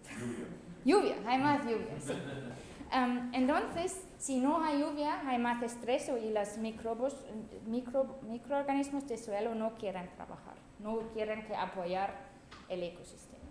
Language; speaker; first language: Spanish; non-native, fluent; German